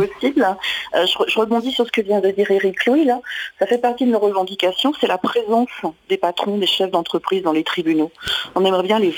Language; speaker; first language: French; native; French